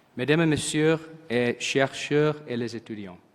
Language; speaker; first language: French; non-native, fluent; English